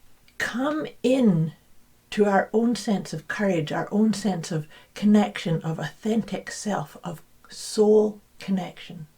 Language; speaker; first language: English; native; English